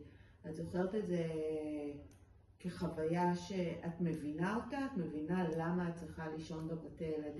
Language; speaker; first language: Hebrew; native; Hebrew